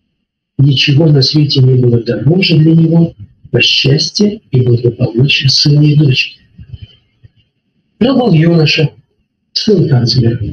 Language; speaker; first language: Russian; native; Russian